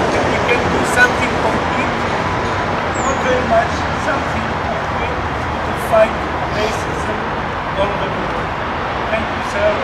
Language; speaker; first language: English; non-native, fluent; Hebrew